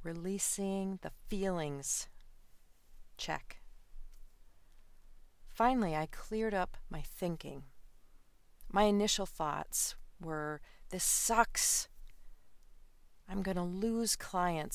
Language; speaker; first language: English; native; English